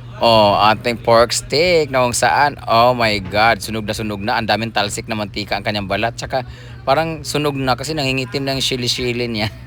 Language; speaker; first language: Filipino; non-native, local second language; Cebuano